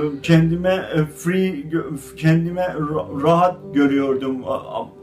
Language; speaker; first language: Turkish; non-native, learner; Azerbaijani